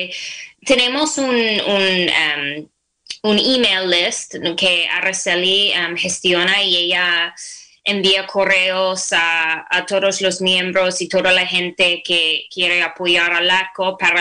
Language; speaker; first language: Spanish; non-native, fluent; English